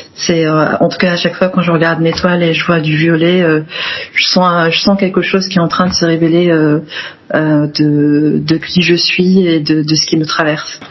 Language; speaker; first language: French; non-native, local second language; Arabic